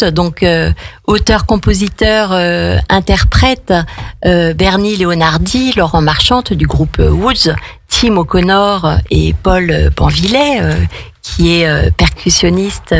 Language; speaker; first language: French; native; French